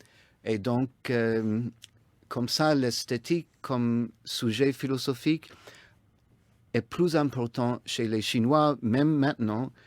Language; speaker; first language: French; non-native, fluent; English